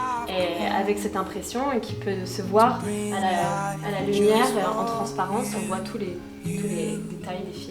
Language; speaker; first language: French; native; French